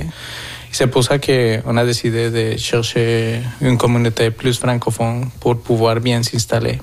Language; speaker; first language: French; non-native, fluent; Spanish